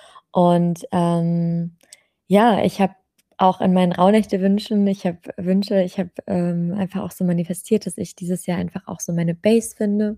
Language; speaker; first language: German; native; German